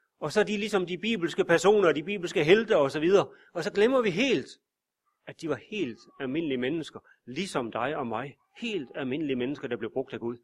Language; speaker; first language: Danish; native; Danish